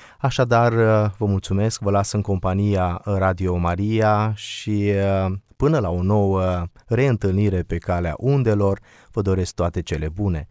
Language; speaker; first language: Romanian; native; Romanian